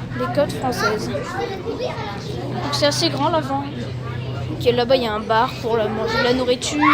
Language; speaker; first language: French; native; French